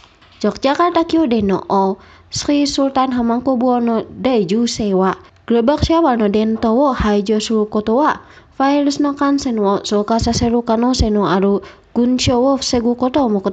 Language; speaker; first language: Japanese; non-native, fluent; Indonesian